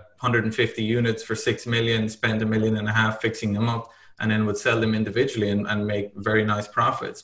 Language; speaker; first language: English; native; English